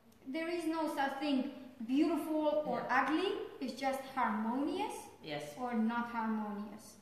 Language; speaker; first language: English; non-native, fluent; Romanian